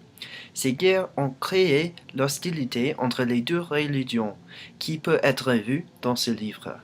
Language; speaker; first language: French; non-native, learner; English